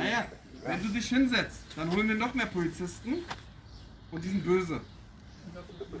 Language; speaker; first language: German; native; German